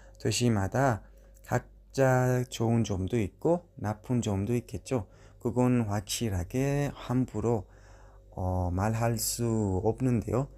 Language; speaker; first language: Korean; non-native, fluent; Persian